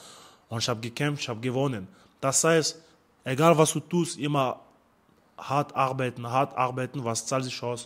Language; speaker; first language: German; non-native, learner; French